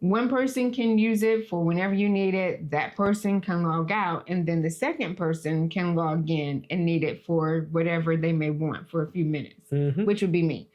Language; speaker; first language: English; native; English